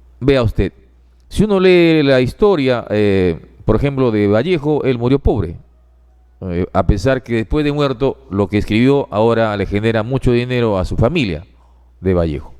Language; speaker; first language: Spanish; native; Spanish